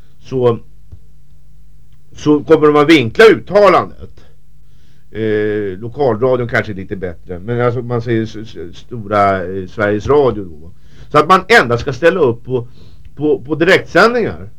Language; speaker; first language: Swedish; native; Swedish